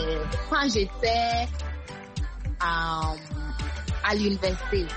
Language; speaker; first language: French; non-native, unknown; Akan